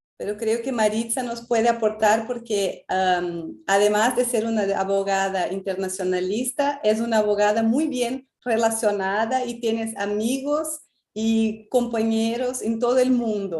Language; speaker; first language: Spanish; non-native, fluent; Portuguese